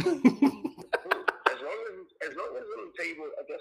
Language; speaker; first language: English; non-native, local second language; Tongan